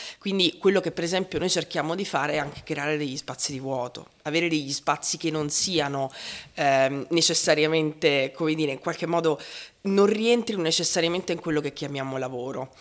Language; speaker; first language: Italian; native; Italian